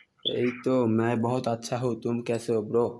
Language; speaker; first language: Hindi; non-native, learner; Bangla